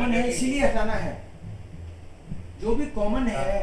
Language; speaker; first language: Hindi; native; Hindi